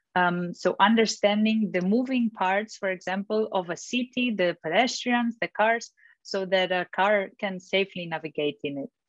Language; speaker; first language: English; non-native, fluent; Catalan